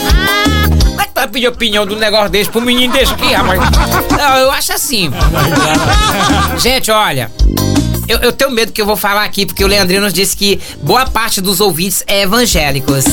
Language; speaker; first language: Portuguese; native; Portuguese